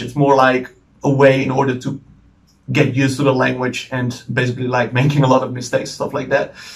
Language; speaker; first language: English; non-native, fluent; Dutch